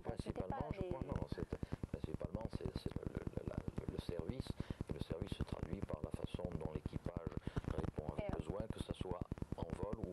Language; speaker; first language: French; native; French